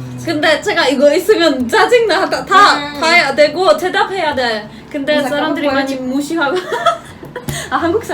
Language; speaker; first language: Korean; non-native, fluent; Polish